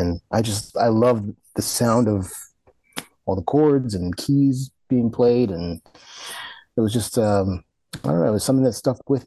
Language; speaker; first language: English; native; English